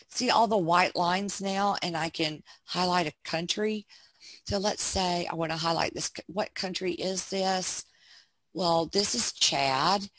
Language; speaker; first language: English; native; English